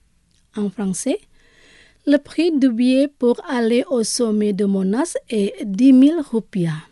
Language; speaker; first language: French; non-native, fluent; Indonesian